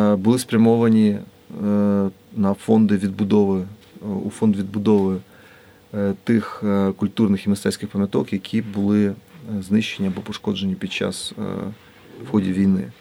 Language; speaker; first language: Ukrainian; native; Ukrainian